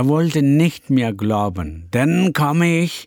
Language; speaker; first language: German; non-native, learner; Tamil